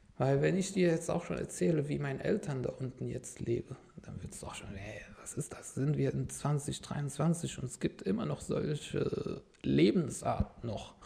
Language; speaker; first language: German; non-native, fluent; Arabic